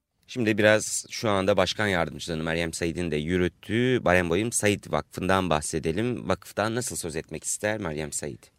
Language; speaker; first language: Turkish; native; Turkish